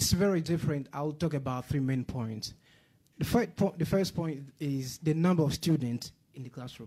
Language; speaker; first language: English; non-native, fluent; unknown